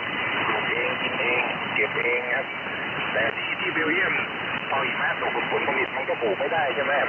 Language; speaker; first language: Thai; native; Thai